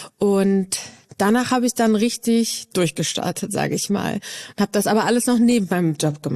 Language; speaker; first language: German; native; German